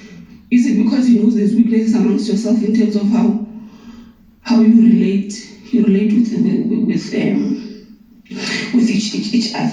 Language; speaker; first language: English; non-native, local second language; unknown